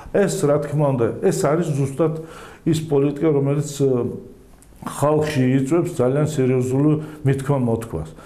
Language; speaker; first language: Georgian; non-native, local second language; Azerbaijani